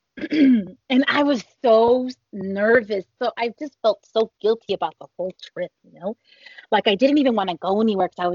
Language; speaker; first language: English; early bilingual, other home language; Spanish